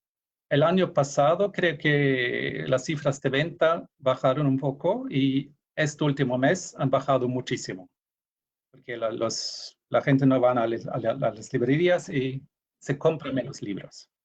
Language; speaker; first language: Spanish; non-native, fluent; Norwegian